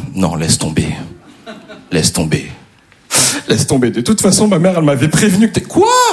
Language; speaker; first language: French; native; French